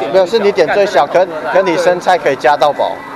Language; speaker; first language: Chinese; native; Chinese